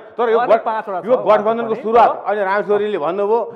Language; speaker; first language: Nepali; native; Nepali